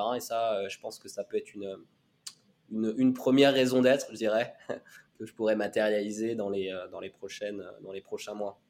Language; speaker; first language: French; native; French